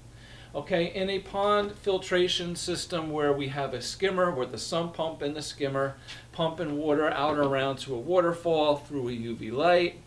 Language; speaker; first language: English; native; English